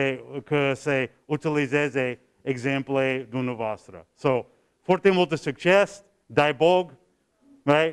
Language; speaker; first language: Romanian; non-native, learner; English